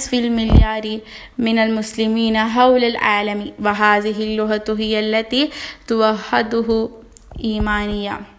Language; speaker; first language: Arabic; non-native, learner; Malayalam